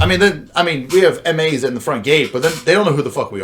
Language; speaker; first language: English; native; English